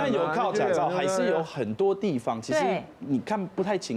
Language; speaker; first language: Chinese; non-native, fluent; French